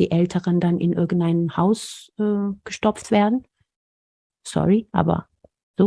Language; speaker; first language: German; non-native, fluent; Amharic